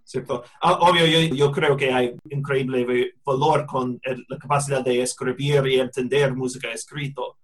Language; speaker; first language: Spanish; non-native, fluent; English